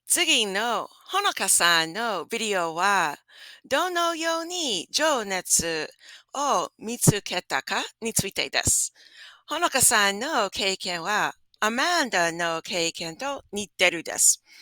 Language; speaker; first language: Japanese; non-native, fluent; English